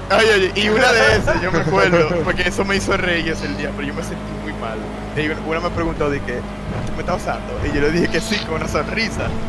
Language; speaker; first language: Spanish; native; Spanish